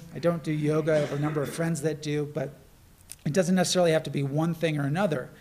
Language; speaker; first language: English; native; English